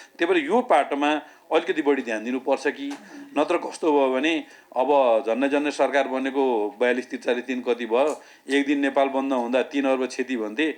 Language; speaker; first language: Nepali; native; Nepali